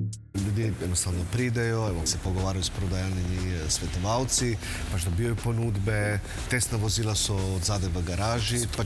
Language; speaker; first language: Slovenian; native; Slovenian